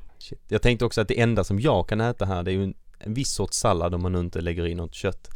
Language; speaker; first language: Swedish; native; Swedish